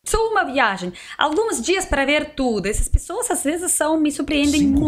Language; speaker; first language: Portuguese; non-native, learner; Russian